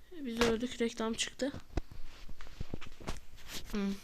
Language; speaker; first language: Turkish; native; Turkish